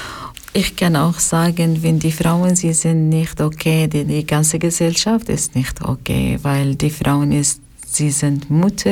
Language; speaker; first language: German; non-native, learner; Arabic